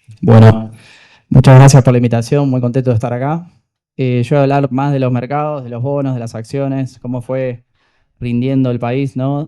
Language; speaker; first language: Spanish; native; Spanish